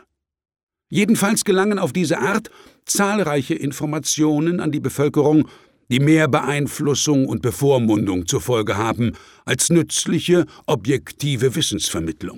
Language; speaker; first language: German; native; German